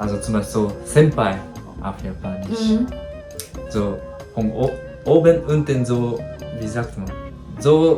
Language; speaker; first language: German; non-native, learner; Japanese